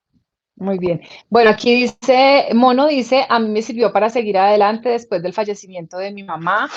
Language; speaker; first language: Spanish; native; Spanish